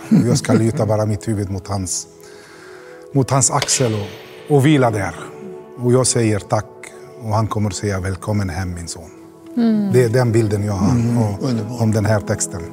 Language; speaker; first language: Swedish; non-native, fluent; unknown